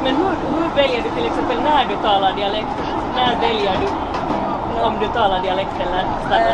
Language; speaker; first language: Swedish; native; Swedish